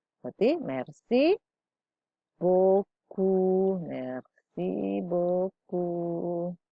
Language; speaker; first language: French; non-native, fluent; Indonesian